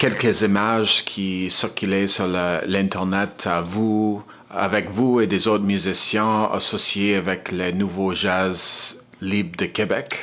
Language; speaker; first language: French; non-native, learner; English